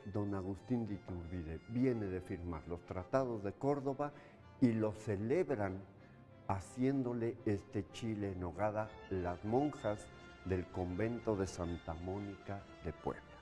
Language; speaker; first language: Spanish; native; Spanish